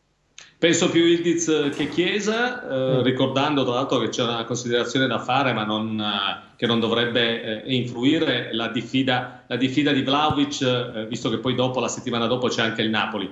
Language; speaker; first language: Italian; native; Italian